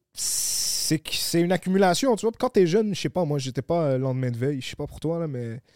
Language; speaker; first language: French; native; French